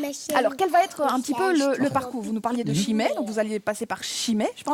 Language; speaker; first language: French; native; French